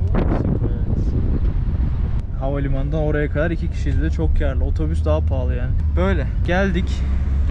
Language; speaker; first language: Turkish; native; Turkish